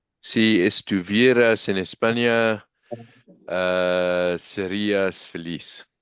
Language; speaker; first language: Spanish; non-native, learner; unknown